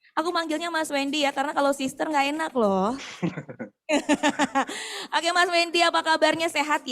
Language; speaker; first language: Indonesian; native; Indonesian